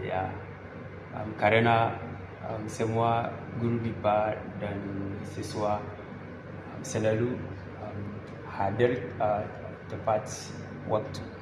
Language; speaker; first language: Indonesian; non-native, learner; English